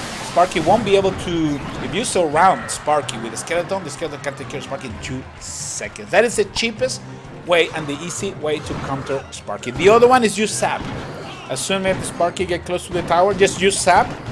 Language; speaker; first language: English; non-native, fluent; Spanish